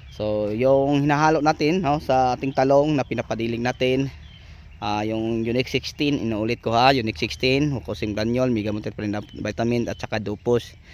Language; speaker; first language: Filipino; non-native, local second language; Cebuano